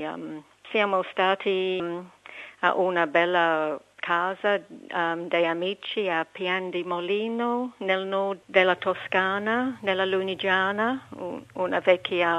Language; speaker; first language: Italian; non-native, learner; English